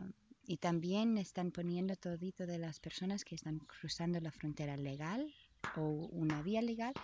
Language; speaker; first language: Spanish; non-native, learner; English